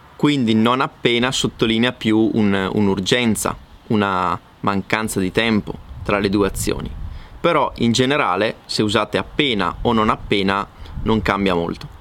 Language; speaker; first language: Italian; native; Italian